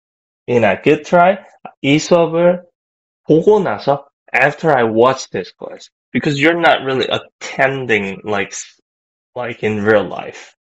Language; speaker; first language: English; non-native, fluent; Korean